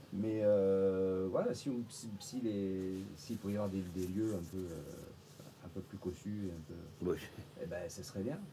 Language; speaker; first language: French; native; French